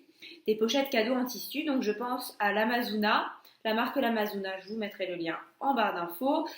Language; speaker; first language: French; native; French